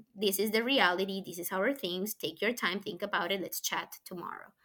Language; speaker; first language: English; non-native, fluent; Spanish